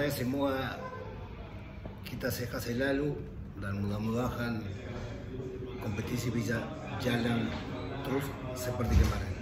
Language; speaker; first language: Indonesian; non-native, learner; Spanish